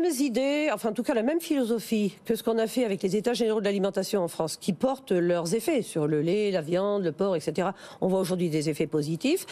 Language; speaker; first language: French; native; French